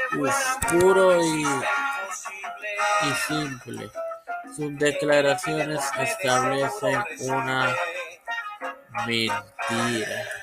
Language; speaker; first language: Spanish; native; Spanish